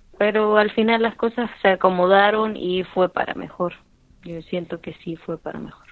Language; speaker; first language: Spanish; native; Spanish